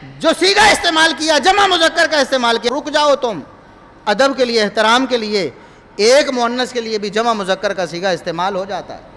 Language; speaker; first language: Urdu; non-native, local second language; Punjabi